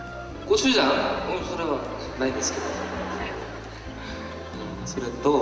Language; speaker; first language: Japanese; non-native, fluent; Korean